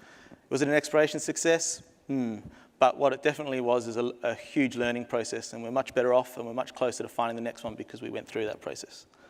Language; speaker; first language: English; native; English